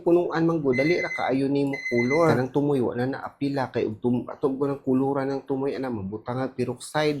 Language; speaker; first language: Cebuano; native; Cebuano